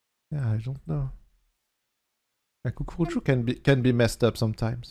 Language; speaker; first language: English; non-native, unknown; French